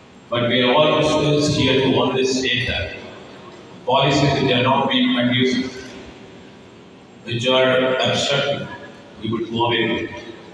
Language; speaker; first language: English; non-native, local second language; Telugu